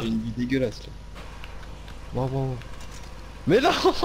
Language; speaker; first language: French; native; French